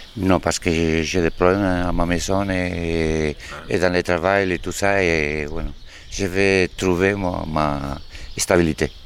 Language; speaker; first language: French; non-native, learner; Spanish